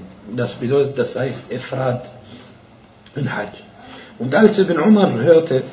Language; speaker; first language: German; non-native, fluent; Arabic